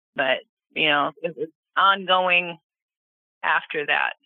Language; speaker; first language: English; native; English